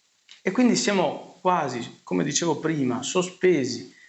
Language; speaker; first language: Italian; native; Italian